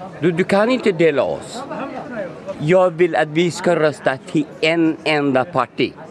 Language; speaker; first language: Swedish; non-native, fluent; Somali